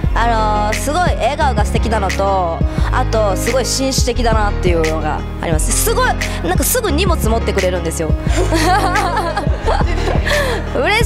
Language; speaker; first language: Japanese; native; Japanese